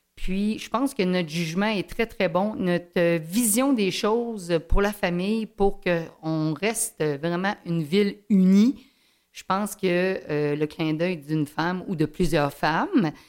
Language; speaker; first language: French; native; French